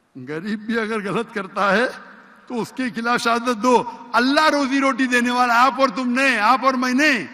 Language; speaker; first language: Urdu; non-native, local second language; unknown